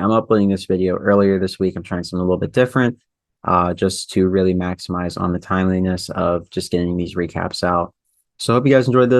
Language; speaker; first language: English; native; English